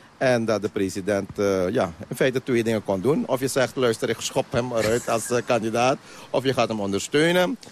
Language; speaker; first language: Dutch; non-native, local second language; Caribbean Hindustani